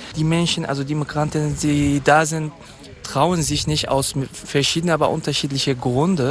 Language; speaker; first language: German; non-native, fluent; Kurdish